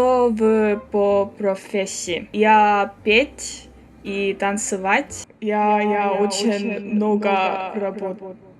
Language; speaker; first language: Russian; non-native, learner; Estonian